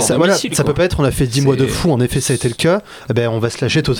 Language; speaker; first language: French; native; French